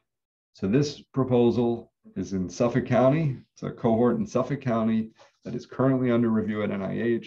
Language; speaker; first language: English; native; English